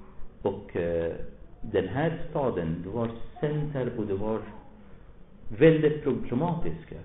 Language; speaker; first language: Swedish; non-native, fluent; Arabic